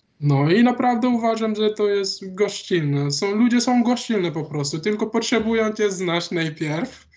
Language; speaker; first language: Polish; non-native, learner; Wolof